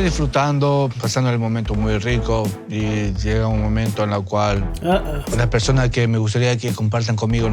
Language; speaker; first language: Spanish; native; Spanish